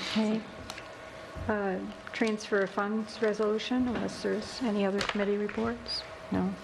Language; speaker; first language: English; native; English